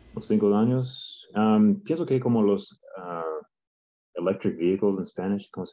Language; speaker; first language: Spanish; non-native, learner; English